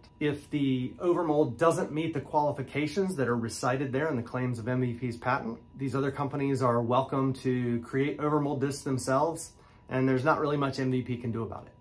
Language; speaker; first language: English; native; English